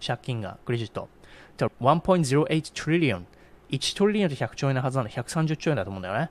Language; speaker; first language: Japanese; native; Japanese